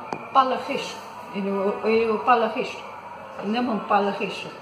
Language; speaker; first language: French; non-native, learner; Chinese